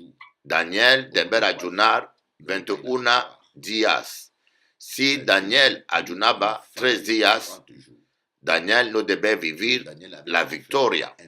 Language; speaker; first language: Spanish; non-native, learner; French